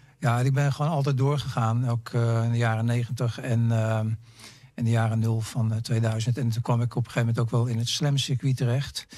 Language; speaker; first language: Dutch; native; Dutch